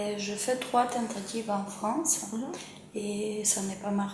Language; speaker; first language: French; non-native, fluent; Ukrainian